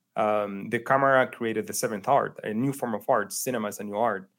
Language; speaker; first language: English; non-native, fluent; Spanish